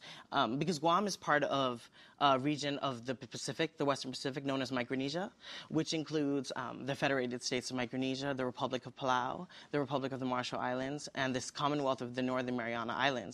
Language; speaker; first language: English; native; English